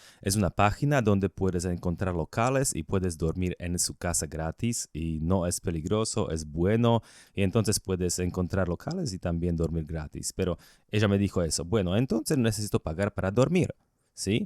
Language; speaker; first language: Spanish; non-native, learner; Slovak